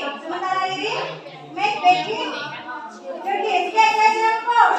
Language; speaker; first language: English; non-native, learner; Indonesian